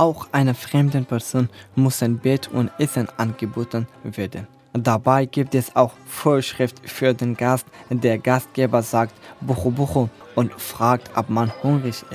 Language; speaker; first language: German; non-native, fluent; Persian